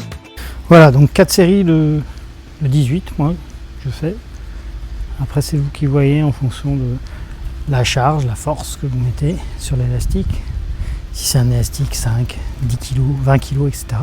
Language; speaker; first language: French; native; French